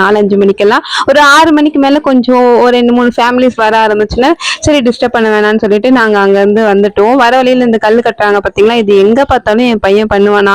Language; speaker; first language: Tamil; native; Tamil